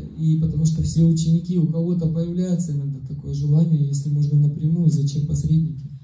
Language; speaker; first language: Russian; native; Russian